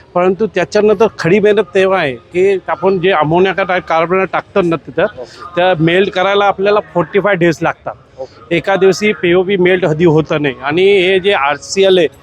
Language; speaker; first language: Marathi; non-native, local second language; Hindi